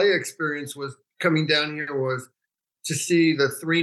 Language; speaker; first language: English; native; English